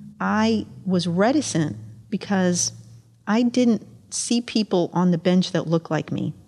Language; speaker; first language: English; early bilingual, other home language; Amharic